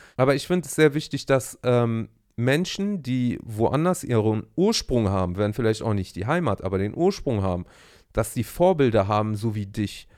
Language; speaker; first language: German; native; German